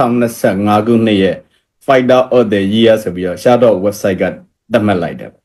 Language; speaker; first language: Burmese; native; Burmese